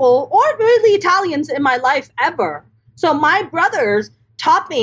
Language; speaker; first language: English; non-native, local second language; Urdu